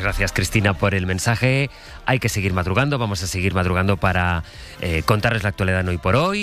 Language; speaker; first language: Spanish; native; Spanish